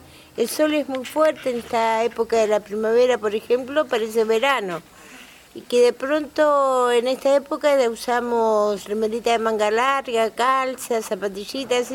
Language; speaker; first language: Spanish; native; Spanish